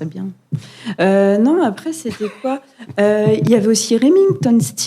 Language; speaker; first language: French; native; French